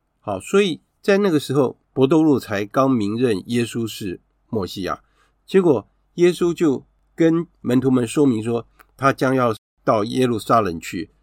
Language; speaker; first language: Chinese; native; Chinese